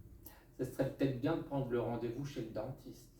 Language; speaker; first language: French; native; French